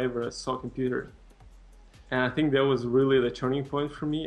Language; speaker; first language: English; non-native, fluent; Russian